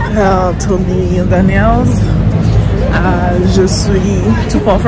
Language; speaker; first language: French; non-native, learner; English